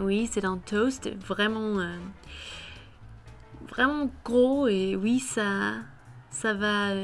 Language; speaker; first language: French; non-native, fluent; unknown